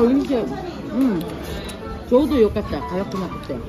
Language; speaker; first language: Japanese; non-native, fluent; Korean